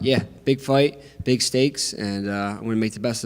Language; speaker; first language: English; native; English